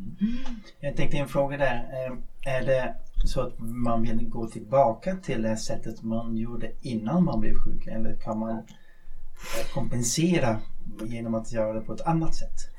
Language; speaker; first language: Swedish; non-native, fluent; Dutch